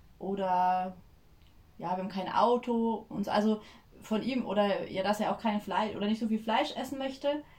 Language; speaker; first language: German; native; German